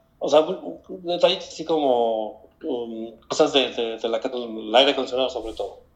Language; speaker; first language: Spanish; native; Spanish